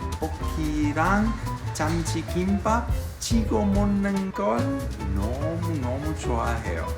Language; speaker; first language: Korean; non-native, learner; Italian